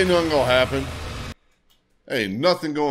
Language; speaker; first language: English; native; English